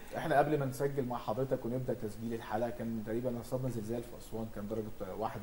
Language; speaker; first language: Arabic; native; Arabic